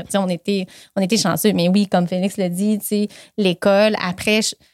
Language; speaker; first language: French; native; French